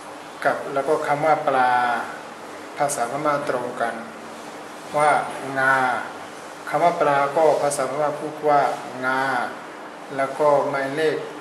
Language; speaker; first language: Thai; non-native, fluent; Burmese